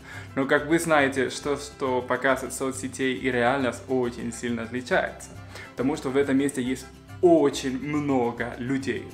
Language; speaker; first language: Russian; non-native, fluent; Spanish